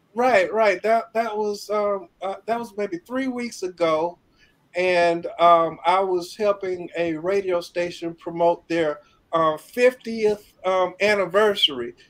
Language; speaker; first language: English; native; English